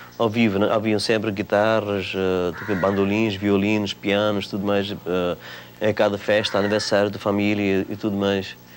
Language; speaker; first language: Portuguese; non-native, local second language; Konkani